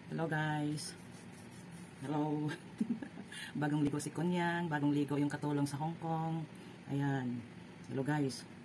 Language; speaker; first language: Filipino; non-native, local second language; Cebuano